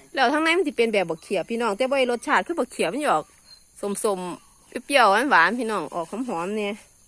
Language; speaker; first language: Thai; native; Thai